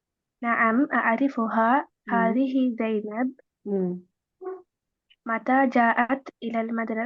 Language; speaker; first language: Arabic; non-native, learner; Tamil